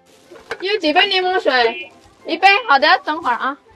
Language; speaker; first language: Chinese; non-native, local second language; Indonesian